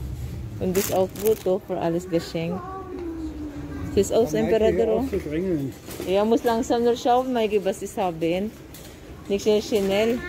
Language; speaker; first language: German; non-native, learner; Filipino